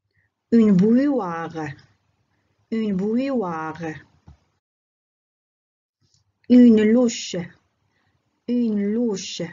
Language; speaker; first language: French; non-native, local second language; Arabic